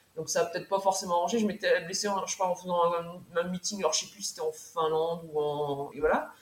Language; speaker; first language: French; native; French